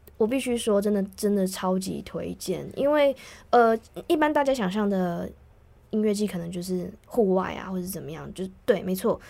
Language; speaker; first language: Chinese; native; Chinese